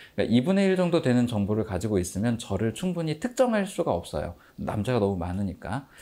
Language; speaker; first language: Korean; native; Korean